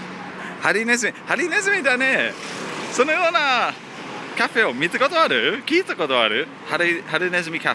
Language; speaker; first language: Japanese; non-native, learner; English